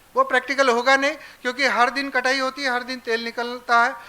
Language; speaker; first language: Hindi; non-native, local second language; Marathi